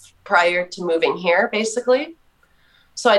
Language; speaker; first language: English; native; English